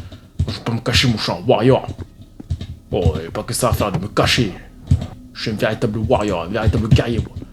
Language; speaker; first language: French; native; French